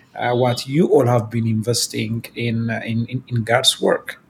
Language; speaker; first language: English; non-native, fluent; Amharic